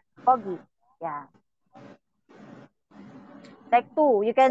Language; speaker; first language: English; non-native, local second language; Cebuano